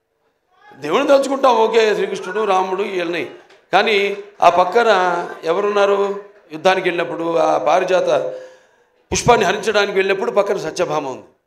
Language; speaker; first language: Telugu; native; Telugu